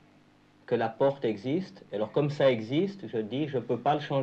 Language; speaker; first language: French; native; French